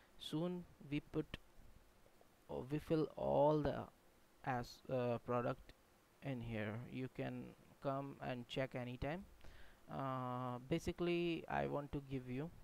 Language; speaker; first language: English; non-native, local second language; Hindi